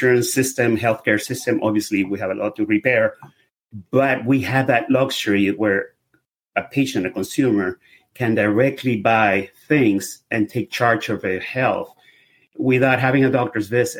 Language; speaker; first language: English; non-native, fluent; Spanish